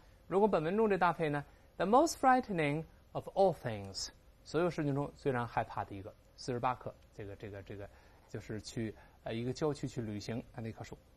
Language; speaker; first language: Chinese; native; Chinese